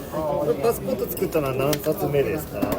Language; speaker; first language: Japanese; native; Japanese